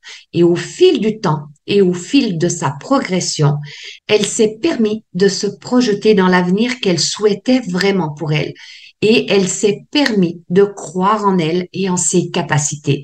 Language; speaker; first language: French; native; French